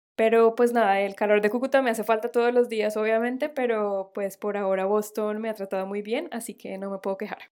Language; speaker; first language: Spanish; native; Spanish